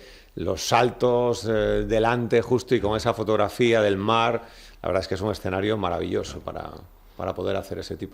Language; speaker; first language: Spanish; native; Spanish